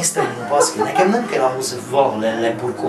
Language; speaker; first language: Hungarian; non-native, fluent; Armenian